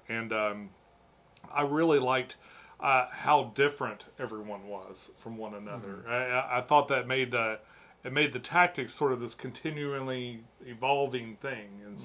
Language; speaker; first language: English; native; English